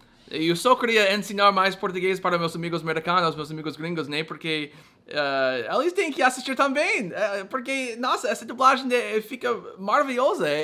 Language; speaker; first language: Portuguese; non-native, fluent; English